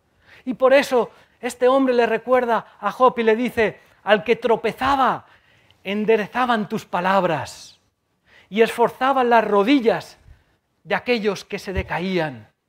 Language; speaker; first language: Spanish; native; Spanish